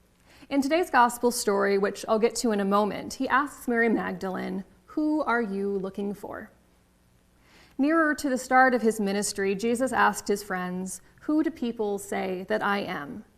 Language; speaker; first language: English; native; English